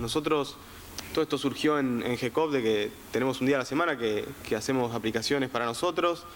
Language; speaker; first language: Spanish; native; Spanish